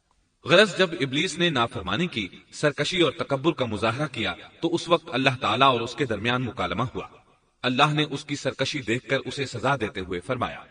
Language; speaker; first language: Urdu; native; Urdu